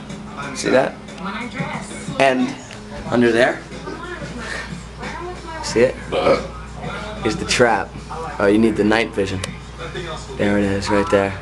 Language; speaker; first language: English; native; English